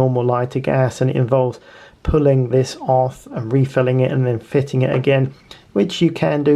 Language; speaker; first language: English; native; English